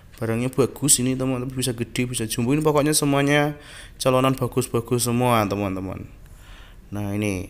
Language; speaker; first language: Indonesian; native; Indonesian